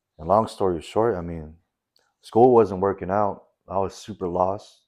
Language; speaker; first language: English; native; English